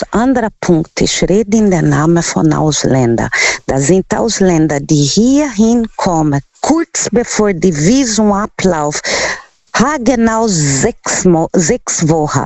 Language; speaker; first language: German; non-native, learner; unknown